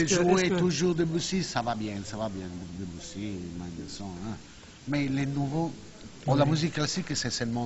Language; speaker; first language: French; non-native, learner; Italian